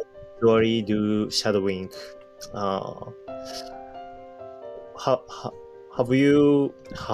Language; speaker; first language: English; non-native, learner; Japanese